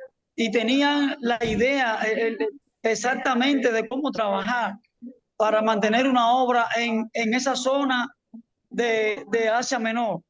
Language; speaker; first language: Spanish; native; Spanish